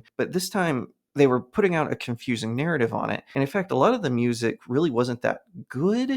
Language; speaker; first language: English; native; English